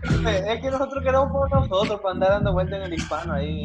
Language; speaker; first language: Spanish; native; Spanish